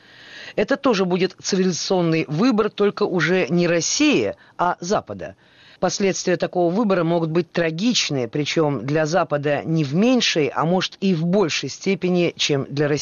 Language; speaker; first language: Russian; native; Russian